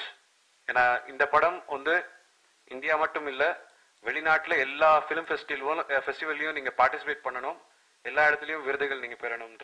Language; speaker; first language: Tamil; native; Tamil